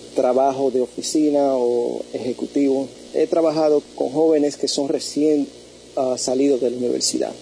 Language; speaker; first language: Spanish; early bilingual, heritage; Spanish